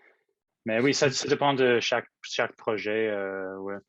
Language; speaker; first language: French; non-native, local second language; English